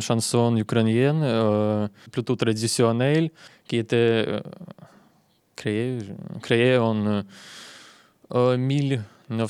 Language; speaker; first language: French; non-native, learner; Ukrainian